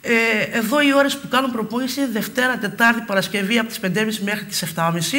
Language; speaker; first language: Greek; native; Greek